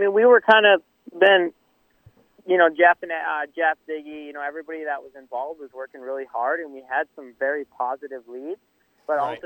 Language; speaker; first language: English; native; English